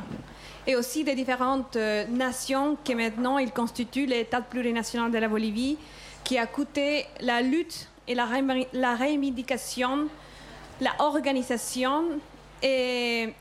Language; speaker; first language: French; non-native, fluent; Spanish